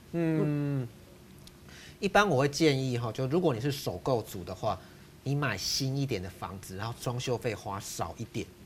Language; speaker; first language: Chinese; native; Chinese